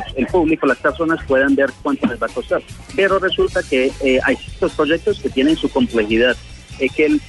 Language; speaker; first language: Spanish; early bilingual, heritage; Spanish